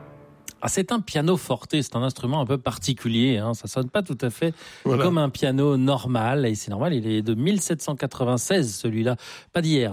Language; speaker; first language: French; native; French